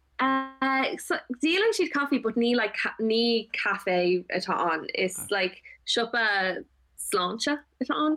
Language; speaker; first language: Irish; non-native, local second language; English